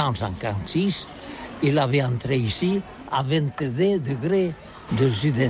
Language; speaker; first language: French; non-native, learner; Catalan